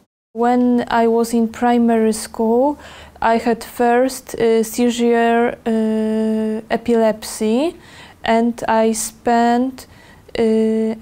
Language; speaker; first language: English; non-native, learner; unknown